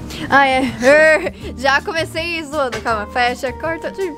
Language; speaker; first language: Portuguese; early bilingual, heritage; Portuguese